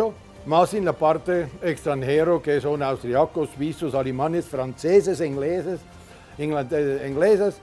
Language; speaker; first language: Spanish; non-native, fluent; German